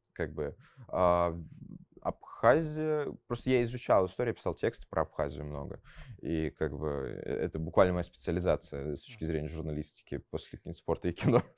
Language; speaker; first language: Russian; native; Russian